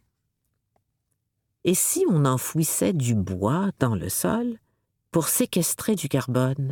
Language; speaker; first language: French; native; French